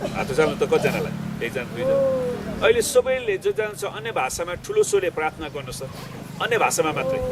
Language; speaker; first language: Nepali; native; Nepali